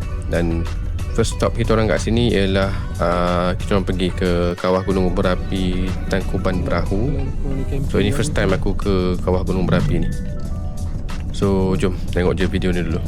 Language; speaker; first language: Malay; native; Malay